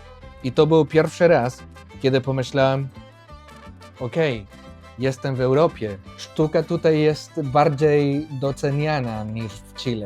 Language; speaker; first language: Polish; non-native, fluent; Spanish